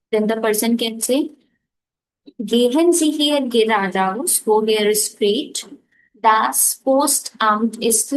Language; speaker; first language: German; non-native, learner; Hindi